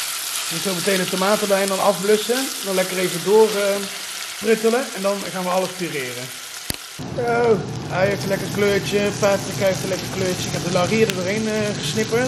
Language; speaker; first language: Dutch; native; Dutch